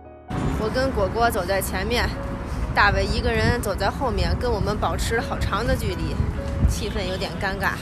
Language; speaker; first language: Chinese; native; Chinese